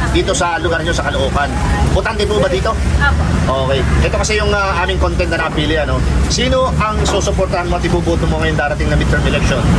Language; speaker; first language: Filipino; native; Filipino